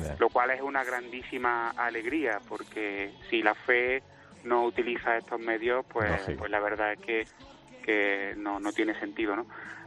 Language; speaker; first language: Spanish; native; Spanish